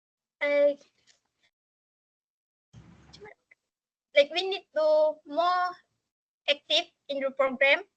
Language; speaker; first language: English; non-native, learner; Malay